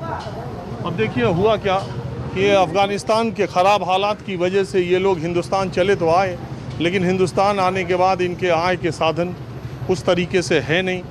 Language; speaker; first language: Hindi; native; Hindi